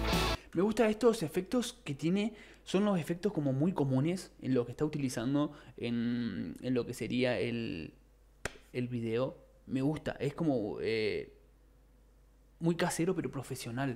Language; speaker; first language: Spanish; native; Spanish